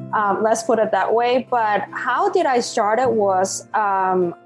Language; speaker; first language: English; non-native, local second language; Cantonese